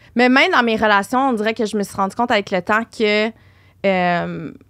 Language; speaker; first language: French; native; French